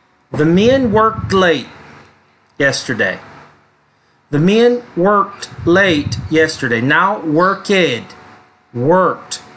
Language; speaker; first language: English; native; English